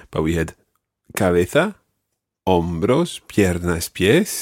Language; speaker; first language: Spanish; non-native, fluent; English